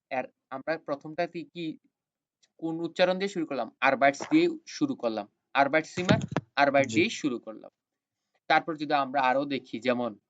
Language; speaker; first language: Bangla; native; Bangla